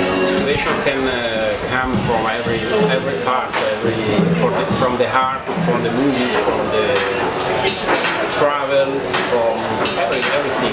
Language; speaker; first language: English; non-native, fluent; Italian